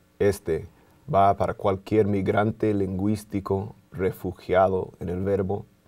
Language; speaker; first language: Spanish; non-native, fluent; English